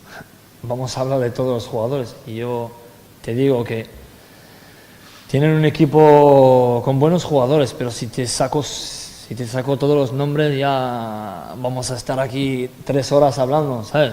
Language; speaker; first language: Spanish; non-native, fluent; French